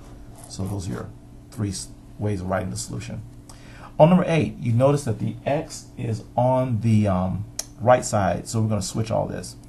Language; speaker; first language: English; native; English